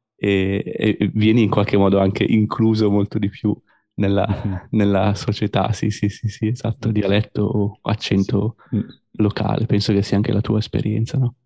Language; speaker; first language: Italian; native; Italian